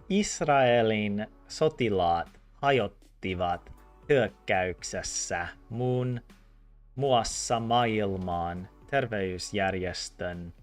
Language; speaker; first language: Finnish; non-native, learner; English